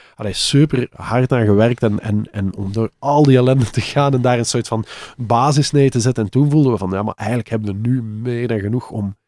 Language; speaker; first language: Dutch; native; Dutch